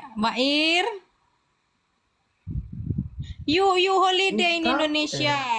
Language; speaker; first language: English; non-native, learner; Indonesian